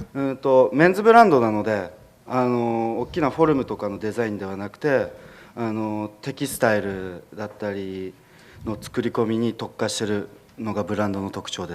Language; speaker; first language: Japanese; native; Japanese